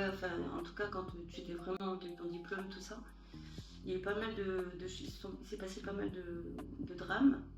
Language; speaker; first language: French; native; French